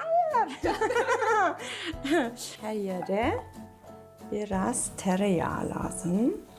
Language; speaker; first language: Turkish; non-native, learner; German